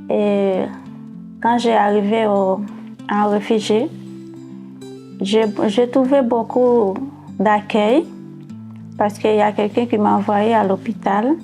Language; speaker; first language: French; non-native, learner; Haitian Creole